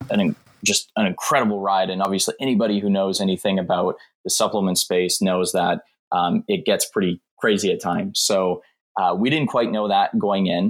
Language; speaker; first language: English; native; English